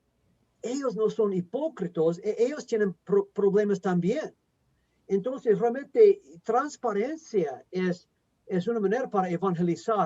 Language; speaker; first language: Spanish; non-native, fluent; English